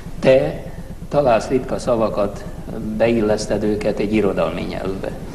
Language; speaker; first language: Hungarian; non-native, local second language; German